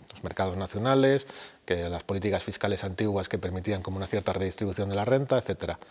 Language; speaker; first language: Spanish; native; Spanish